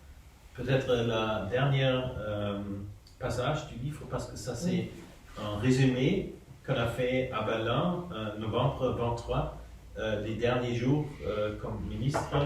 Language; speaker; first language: French; non-native, fluent; German